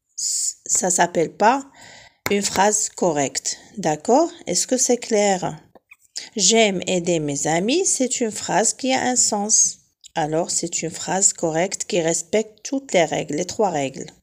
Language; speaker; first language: French; non-native, local second language; Arabic